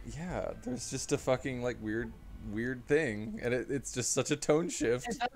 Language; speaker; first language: English; native; English